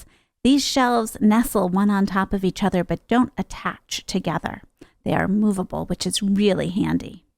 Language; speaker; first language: English; native; English